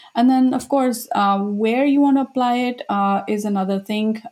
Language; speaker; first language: English; non-native, local second language; Hindi